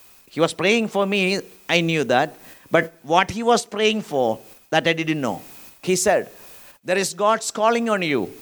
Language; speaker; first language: English; non-native, local second language; Malayalam